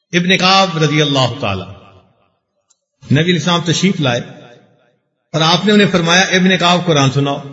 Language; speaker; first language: Urdu; non-native, local second language; Punjabi